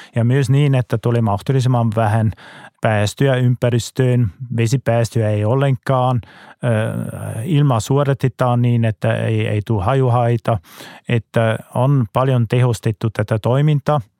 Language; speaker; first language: Finnish; non-native, fluent; German